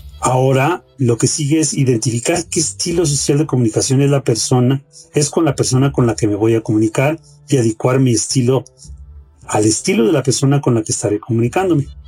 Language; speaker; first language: Spanish; native; Spanish